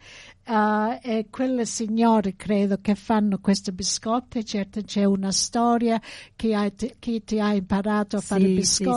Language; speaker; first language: Italian; early bilingual, heritage; English